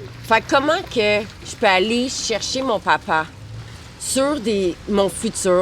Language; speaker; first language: French; native; French